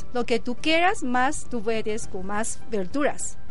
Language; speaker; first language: Spanish; non-native, learner; Chinese